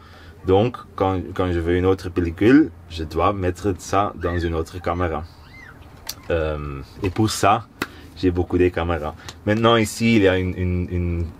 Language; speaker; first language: French; non-native, local second language; Dutch